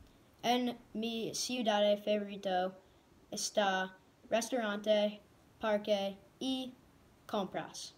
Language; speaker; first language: Spanish; non-native, learner; English